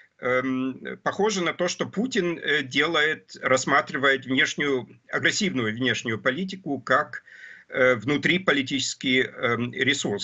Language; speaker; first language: Russian; non-native, fluent; German